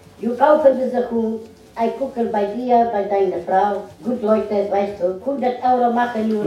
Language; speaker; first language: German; non-native, learner; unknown